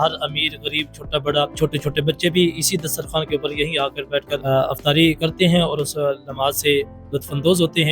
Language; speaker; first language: Urdu; native; Urdu